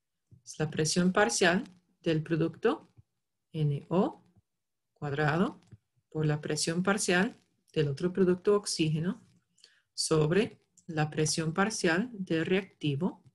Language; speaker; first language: Spanish; non-native, fluent; English